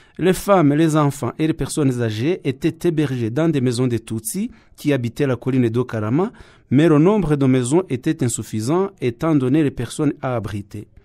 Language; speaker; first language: French; non-native, local second language; Kinyarwanda